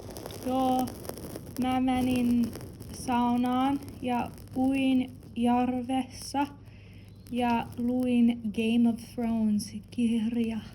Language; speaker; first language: Finnish; non-native, learner; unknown